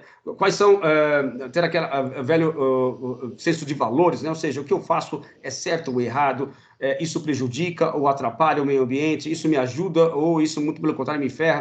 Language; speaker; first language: Portuguese; native; Portuguese